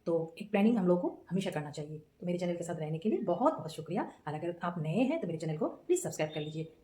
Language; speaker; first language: Hindi; non-native, local second language; Bangla